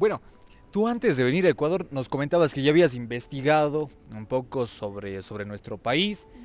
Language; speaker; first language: Spanish; native; Spanish